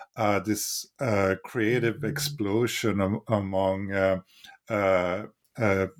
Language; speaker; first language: English; non-native, fluent; Swedish